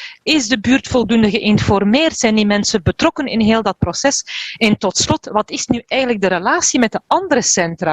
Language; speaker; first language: Dutch; native; Dutch